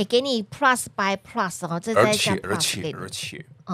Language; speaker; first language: Chinese; native; Chinese